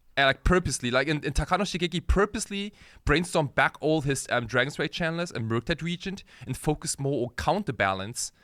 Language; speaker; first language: English; early bilingual, other home language; Japanese